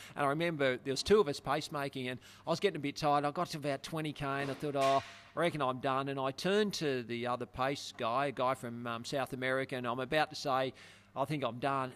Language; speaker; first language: English; native; English